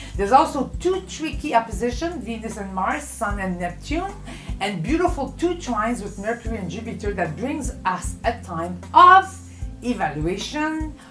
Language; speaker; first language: English; non-native, fluent; French